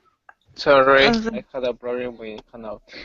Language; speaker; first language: English; non-native, learner; Spanish